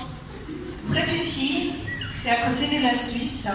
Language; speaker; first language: French; non-native, fluent; German